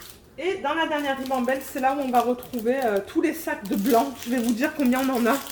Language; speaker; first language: French; native; French